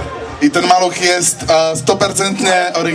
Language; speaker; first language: Polish; non-native, learner; Slovak